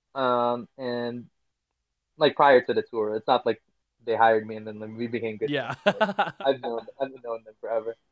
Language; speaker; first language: English; non-native, local second language; Filipino